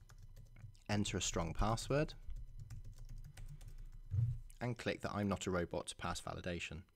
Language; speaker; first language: English; native; English